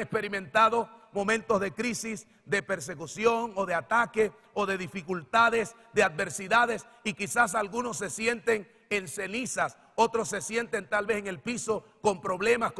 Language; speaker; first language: Spanish; native; Spanish